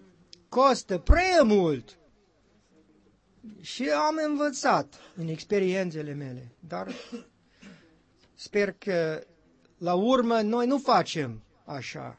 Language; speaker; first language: Romanian; non-native, learner; English